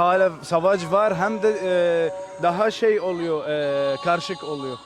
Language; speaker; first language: Turkish; non-native, learner; Arabic